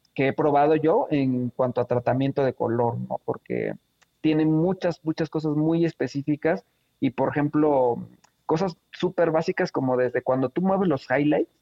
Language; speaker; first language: Spanish; native; Spanish